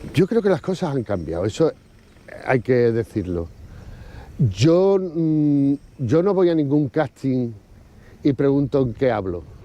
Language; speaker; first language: Spanish; native; Spanish